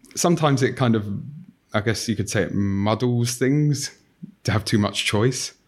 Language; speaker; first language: English; native; English